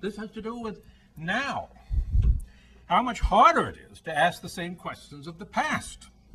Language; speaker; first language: English; native; English